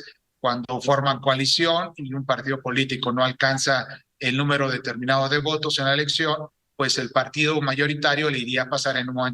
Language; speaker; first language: Spanish; native; Spanish